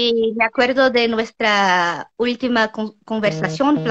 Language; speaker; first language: Spanish; non-native, learner; Portuguese